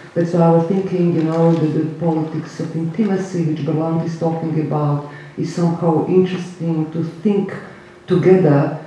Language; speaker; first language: English; non-native, fluent; Croatian